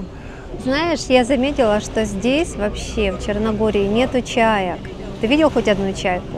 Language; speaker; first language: Russian; native; Russian